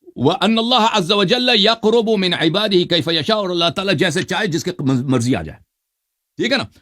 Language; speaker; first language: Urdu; non-native, fluent; Persian